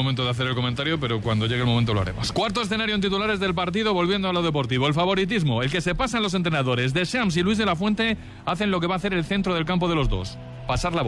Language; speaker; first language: Spanish; native; Spanish